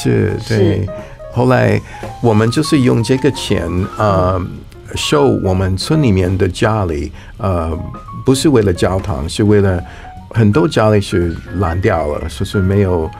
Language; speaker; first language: Chinese; non-native, fluent; English